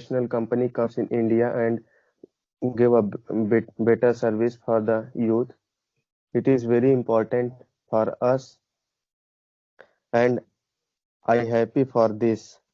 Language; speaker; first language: English; non-native, learner; Hindi